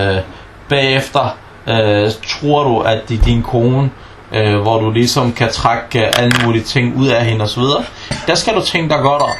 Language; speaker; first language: Danish; non-native, fluent; Arabic